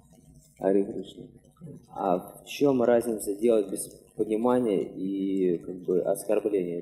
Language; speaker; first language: Russian; native; Russian